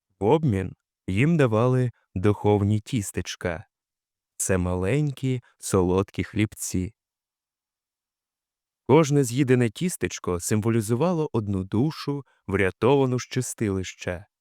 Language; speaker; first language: Ukrainian; native; Ukrainian